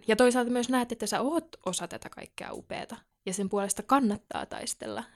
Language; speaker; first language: Finnish; native; Finnish